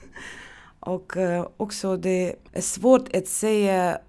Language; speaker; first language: Swedish; non-native, fluent; Russian